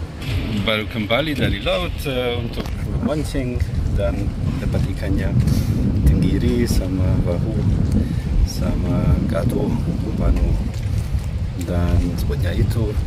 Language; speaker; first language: Indonesian; non-native, fluent; German